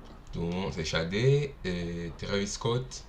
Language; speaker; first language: French; non-native, learner; Portuguese